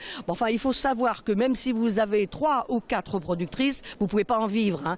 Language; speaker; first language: French; native; French